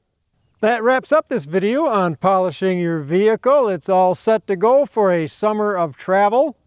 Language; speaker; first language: English; native; English